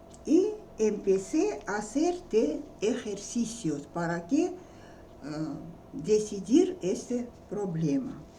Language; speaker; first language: Spanish; non-native, learner; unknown